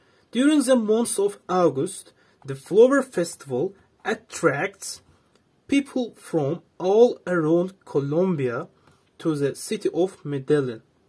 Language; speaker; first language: English; non-native, fluent; Azerbaijani